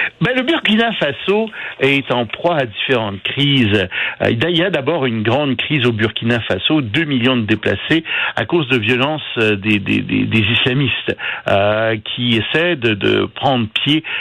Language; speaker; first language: French; native; French